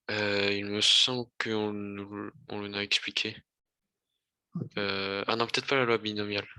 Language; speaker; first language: French; native; French